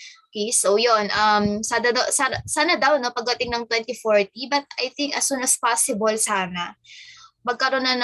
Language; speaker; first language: Filipino; native; Filipino